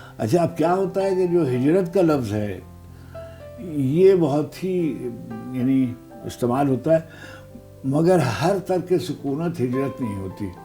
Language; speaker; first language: Urdu; native; Urdu